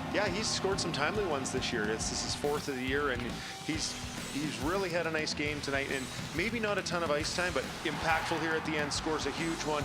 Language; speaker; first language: English; native; English